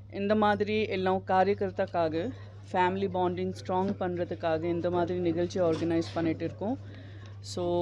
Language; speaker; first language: Tamil; non-native, fluent; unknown